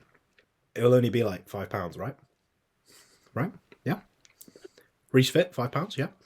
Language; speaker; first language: English; native; English